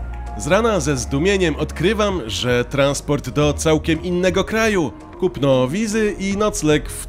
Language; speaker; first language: Polish; native; Polish